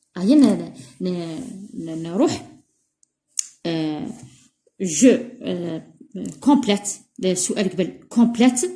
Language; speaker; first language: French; non-native, local second language; Arabic